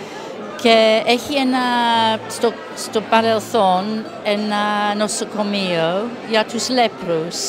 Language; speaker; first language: Greek; non-native, learner; English